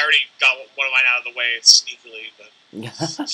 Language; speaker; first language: English; native; English